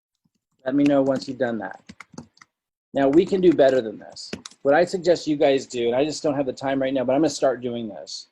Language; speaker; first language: English; native; English